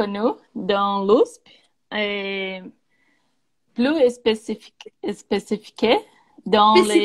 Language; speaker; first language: French; non-native, learner; Portuguese